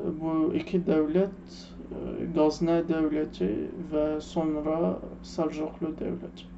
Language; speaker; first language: Turkish; non-native, learner; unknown